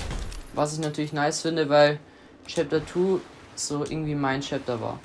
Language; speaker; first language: German; native; German